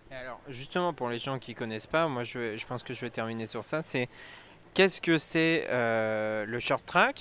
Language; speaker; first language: French; native; French